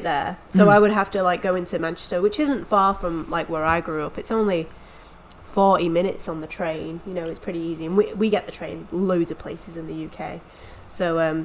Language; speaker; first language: English; native; English